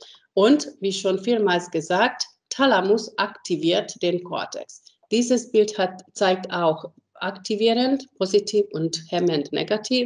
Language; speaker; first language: German; non-native, fluent; Hungarian